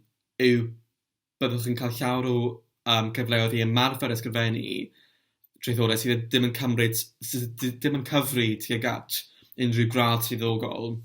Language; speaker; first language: Welsh; non-native, local second language; English